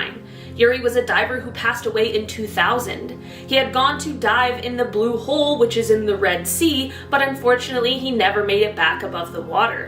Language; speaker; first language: English; native; English